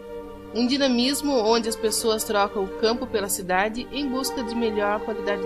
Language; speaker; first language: Portuguese; native; Portuguese